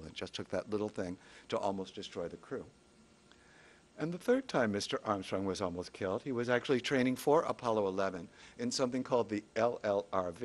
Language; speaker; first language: English; native; English